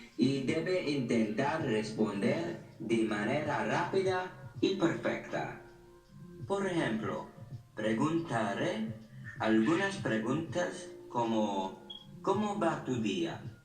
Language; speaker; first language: Spanish; non-native, learner; English